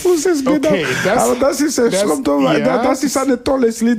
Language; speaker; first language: German; non-native, learner; Lingala